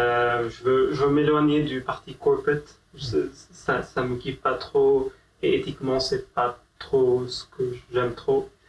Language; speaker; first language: French; non-native, fluent; Arabic